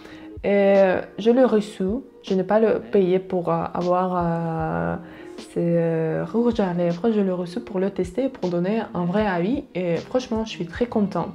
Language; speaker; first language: French; non-native, learner; Russian